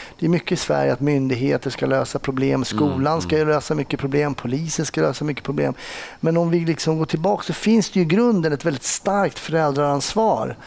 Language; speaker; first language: Swedish; native; Swedish